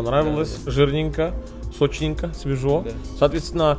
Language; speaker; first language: Russian; native; Russian